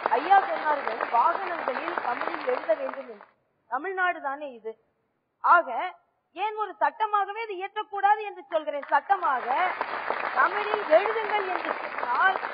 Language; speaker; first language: Tamil; native; Tamil